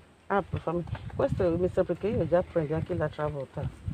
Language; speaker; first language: Italian; non-native, learner; English